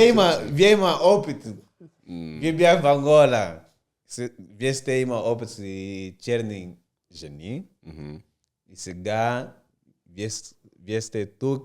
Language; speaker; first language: Bulgarian; non-native, learner; Portuguese